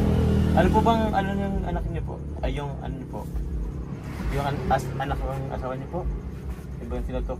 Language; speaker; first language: Filipino; native; Filipino